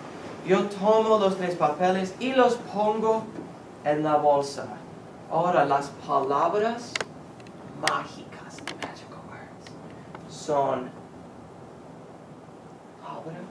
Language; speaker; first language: Spanish; non-native, fluent; English